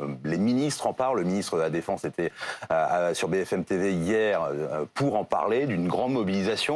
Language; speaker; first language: French; native; French